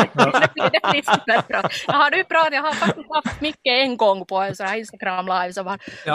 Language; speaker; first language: Swedish; non-native, local second language; Finnish